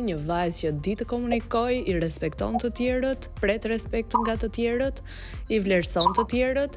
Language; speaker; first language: Albanian; native; Albanian